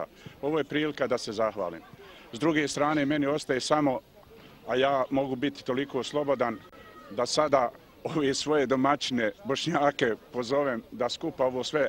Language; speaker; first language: Bosnian; native; Bosnian